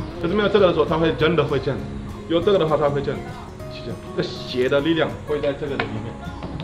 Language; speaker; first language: Chinese; non-native, fluent; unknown